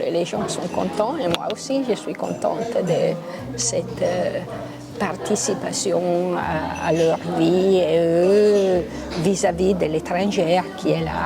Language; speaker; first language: French; non-native, local second language; Italian